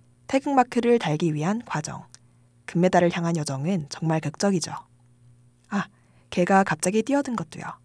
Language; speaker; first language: Korean; native; Korean